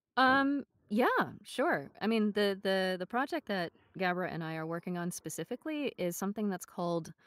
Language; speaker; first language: English; native; English